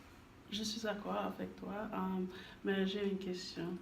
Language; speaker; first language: French; non-native, learner; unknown